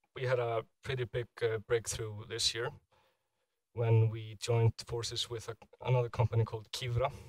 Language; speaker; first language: English; non-native, fluent; Icelandic